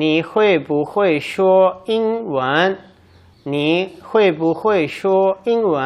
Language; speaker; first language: Chinese; non-native, learner; Urdu